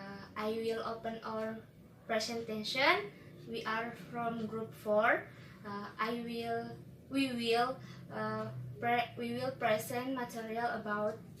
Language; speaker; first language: English; non-native, learner; Indonesian